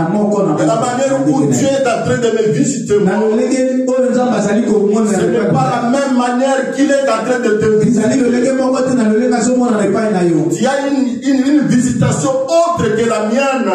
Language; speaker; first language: French; non-native, local second language; Lingala